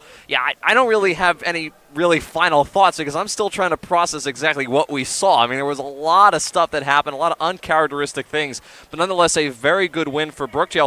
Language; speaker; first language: English; native; English